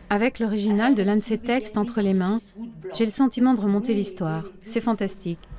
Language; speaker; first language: French; native; French